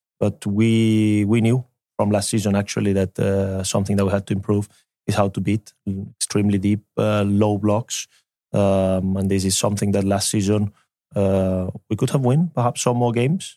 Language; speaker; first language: English; non-native, fluent; Spanish